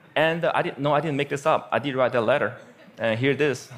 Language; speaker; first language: English; non-native, fluent; Chinese